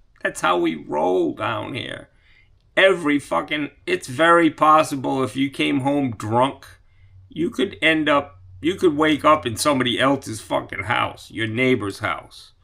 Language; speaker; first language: English; native; English